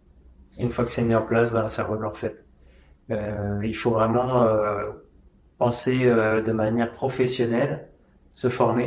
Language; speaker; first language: French; native; French